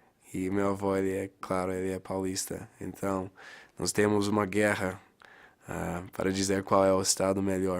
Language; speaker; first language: Portuguese; non-native, fluent; English